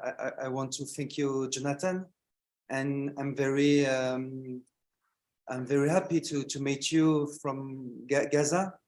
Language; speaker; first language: English; non-native, learner; French